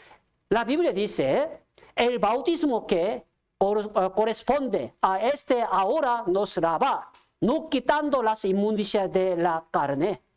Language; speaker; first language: Spanish; non-native, fluent; Korean